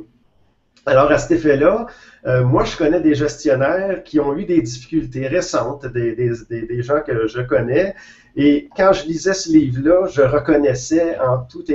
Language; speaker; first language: French; native; French